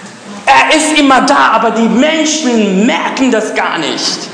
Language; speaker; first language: German; early bilingual, other home language; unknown